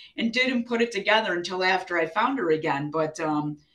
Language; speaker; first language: English; native; English